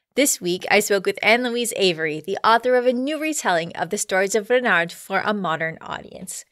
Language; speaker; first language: English; native; English